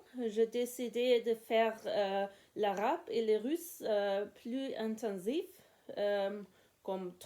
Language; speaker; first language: French; non-native, learner; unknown